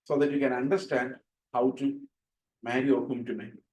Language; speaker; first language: English; non-native, local second language; Malayalam